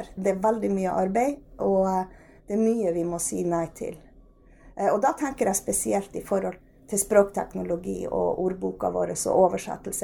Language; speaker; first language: Norwegian; native; Norwegian